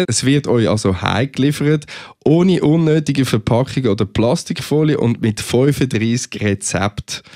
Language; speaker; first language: German; native; German